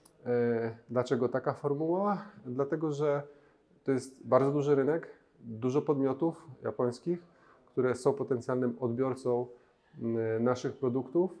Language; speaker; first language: Polish; native; Polish